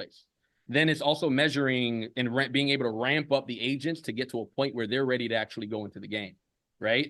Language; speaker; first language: English; native; English